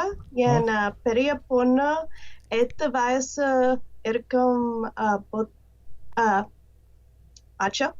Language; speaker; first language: Tamil; non-native, learner; English